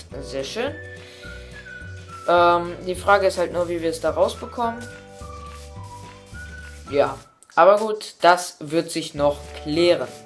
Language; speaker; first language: German; native; German